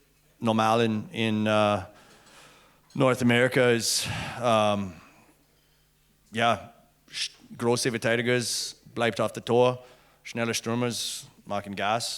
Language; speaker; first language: German; non-native, learner; English